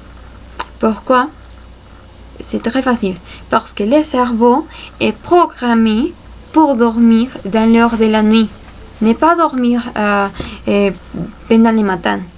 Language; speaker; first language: French; non-native, fluent; Spanish